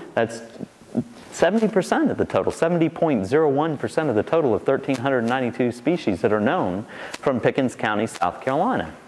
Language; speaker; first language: English; native; English